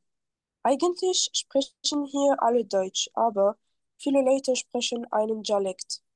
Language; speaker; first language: German; non-native, fluent; French